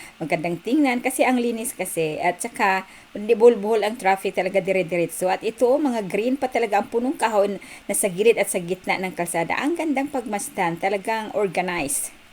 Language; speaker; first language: Filipino; native; Filipino